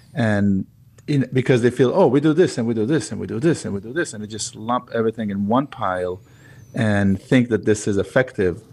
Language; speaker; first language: English; non-native, fluent; Hebrew